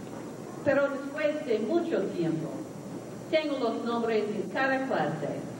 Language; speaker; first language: Spanish; non-native, fluent; English